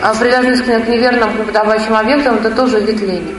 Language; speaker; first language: Russian; native; Russian